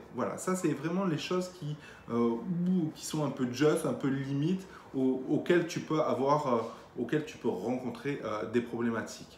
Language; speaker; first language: French; native; French